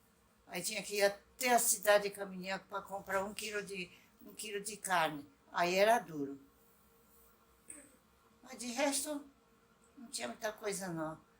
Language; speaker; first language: Portuguese; non-native, local second language; Japanese